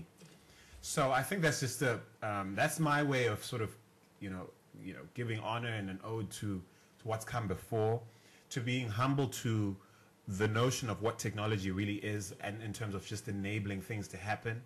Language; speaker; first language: English; non-native, local second language; North Ndebele